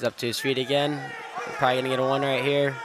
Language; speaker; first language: English; native; English